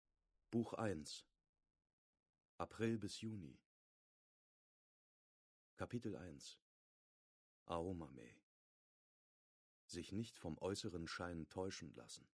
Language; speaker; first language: German; native; German